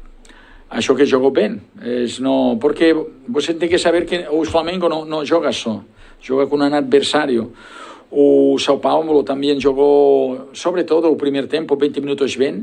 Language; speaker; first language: Portuguese; non-native, learner; Spanish